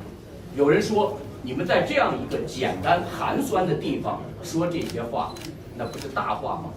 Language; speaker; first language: Chinese; native; Chinese